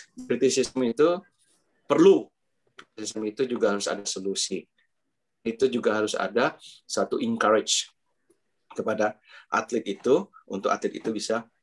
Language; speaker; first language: Indonesian; non-native, local second language; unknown